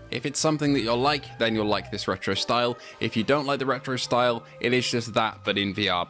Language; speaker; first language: English; native; English